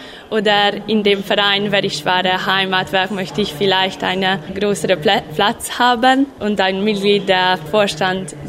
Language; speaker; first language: German; non-native, local second language; Hungarian